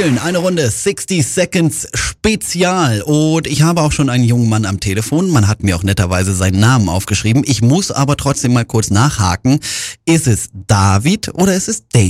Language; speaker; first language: German; native; German